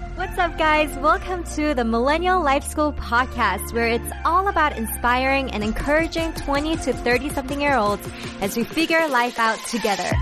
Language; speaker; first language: English; early bilingual, other home language; Korean